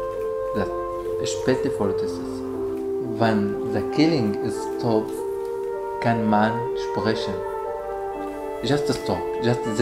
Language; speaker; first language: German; non-native, learner; Arabic